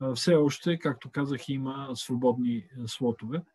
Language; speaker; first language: Bulgarian; native; Bulgarian